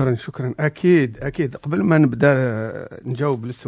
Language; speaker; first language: Arabic; native; Arabic